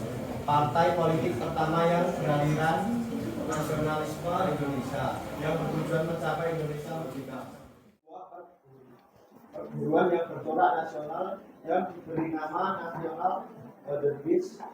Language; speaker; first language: Indonesian; native; Indonesian